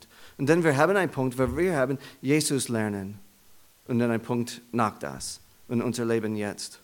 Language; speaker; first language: German; non-native, learner; English